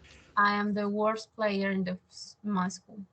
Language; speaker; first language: English; non-native, learner; Spanish